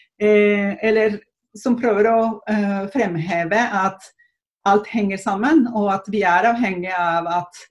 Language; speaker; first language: Norwegian; non-native, fluent; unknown